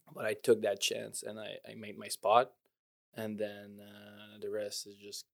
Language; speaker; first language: English; native; English